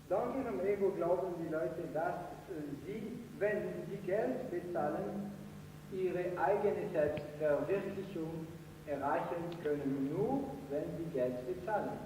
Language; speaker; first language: German; non-native, fluent; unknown